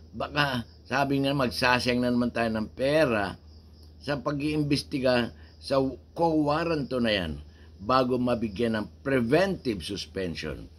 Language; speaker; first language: Filipino; native; Filipino